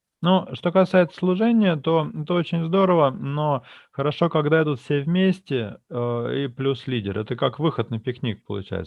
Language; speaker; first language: Russian; native; Russian